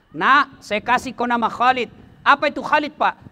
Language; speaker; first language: Indonesian; non-native, local second language; Buginese